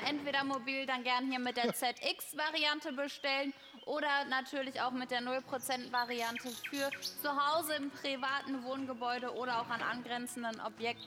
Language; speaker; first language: German; native; German